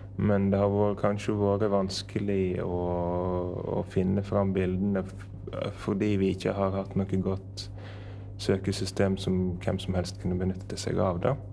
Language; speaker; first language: Norwegian; native; Norwegian